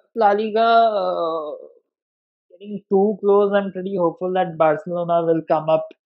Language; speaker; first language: English; non-native, local second language; Hindi